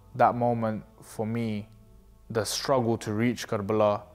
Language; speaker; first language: English; native; English